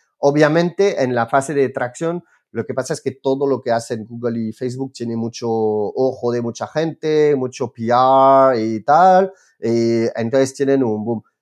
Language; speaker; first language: Spanish; non-native, fluent; French